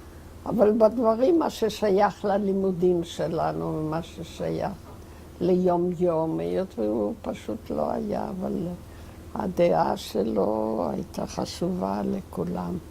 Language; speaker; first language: Hebrew; non-native, fluent; Yiddish